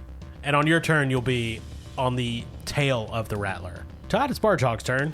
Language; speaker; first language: English; native; English